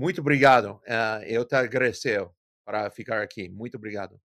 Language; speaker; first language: Portuguese; non-native, learner; English